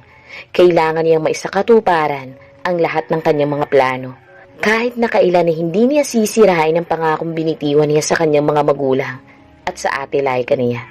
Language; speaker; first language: Filipino; native; Filipino